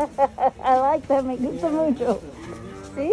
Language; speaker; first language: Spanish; non-native, learner; English